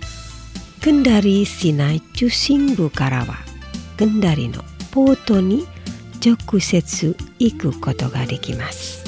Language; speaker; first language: Japanese; non-native, fluent; Indonesian